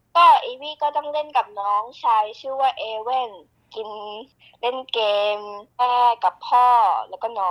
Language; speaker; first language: Thai; early bilingual, heritage; Thai